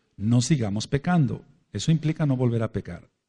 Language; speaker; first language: Spanish; native; Spanish